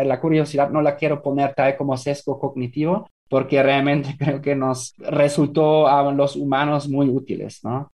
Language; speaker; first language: Spanish; non-native, fluent; German